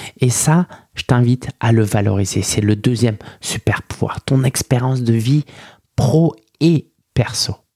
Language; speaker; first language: French; early bilingual, other home language; Chinese